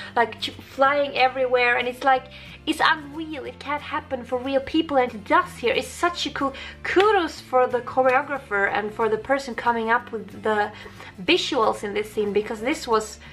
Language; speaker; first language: English; non-native, fluent; Swedish